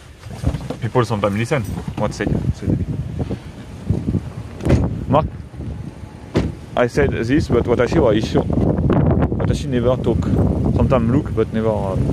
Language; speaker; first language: English; non-native, learner; French